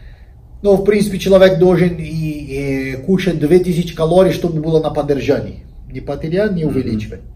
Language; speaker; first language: Russian; non-native, learner; Portuguese